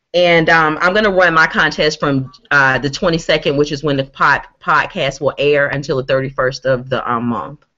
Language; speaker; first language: English; native; English